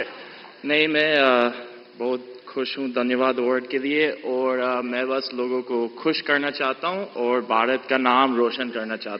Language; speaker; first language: Hindi; early bilingual, heritage; Hindi